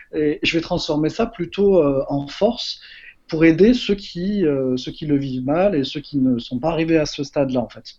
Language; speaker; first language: French; native; French